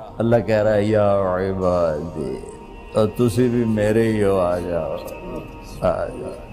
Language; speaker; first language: Urdu; native; Urdu